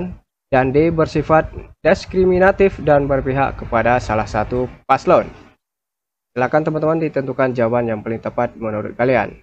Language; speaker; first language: Indonesian; native; Indonesian